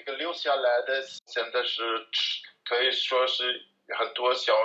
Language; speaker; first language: Chinese; non-native, learner; German